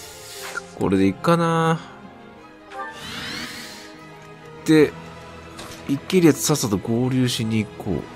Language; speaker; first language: Japanese; native; Japanese